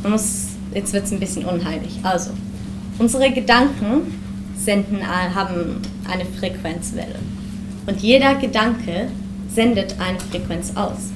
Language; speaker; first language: German; early bilingual, heritage; German